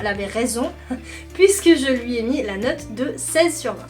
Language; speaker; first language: French; native; French